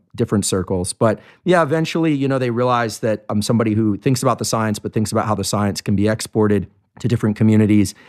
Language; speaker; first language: English; native; English